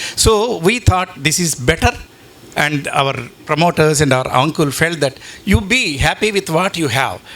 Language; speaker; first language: English; non-native, local second language; Telugu